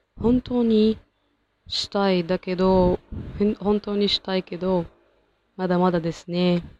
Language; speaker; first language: Japanese; non-native, learner; Arabic